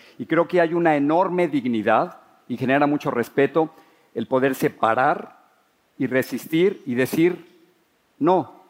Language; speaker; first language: Spanish; native; Spanish